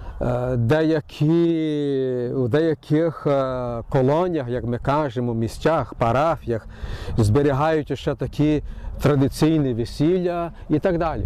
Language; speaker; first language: Ukrainian; early bilingual, heritage; Ukrainian